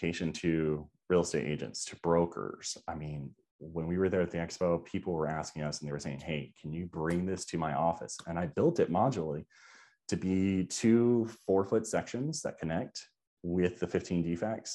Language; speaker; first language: English; native; English